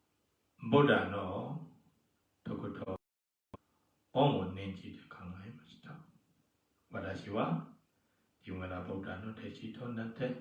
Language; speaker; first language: Japanese; non-native, fluent; Burmese